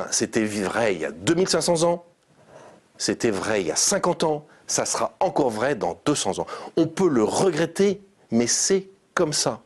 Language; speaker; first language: French; native; French